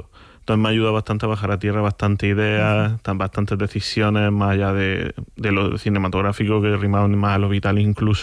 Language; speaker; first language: Spanish; native; Spanish